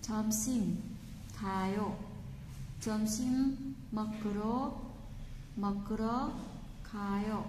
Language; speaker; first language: Korean; non-native, fluent; Vietnamese